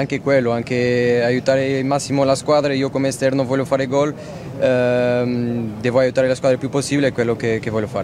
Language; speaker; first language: Italian; non-native, fluent; Portuguese